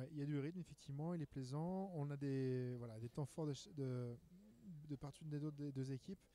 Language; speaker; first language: French; native; French